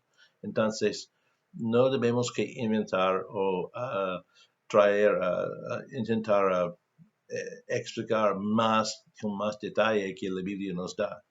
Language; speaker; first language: Spanish; non-native, fluent; English